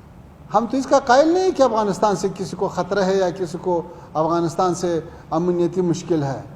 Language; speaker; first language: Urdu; non-native, fluent; Pashto